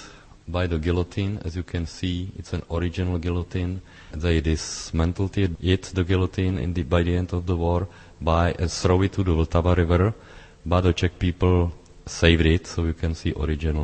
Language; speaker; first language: English; non-native, fluent; Czech